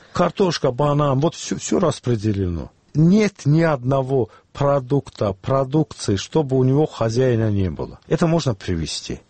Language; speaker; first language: Russian; non-native, local second language; Azerbaijani